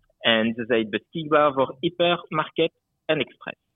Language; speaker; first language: Dutch; non-native, local second language; French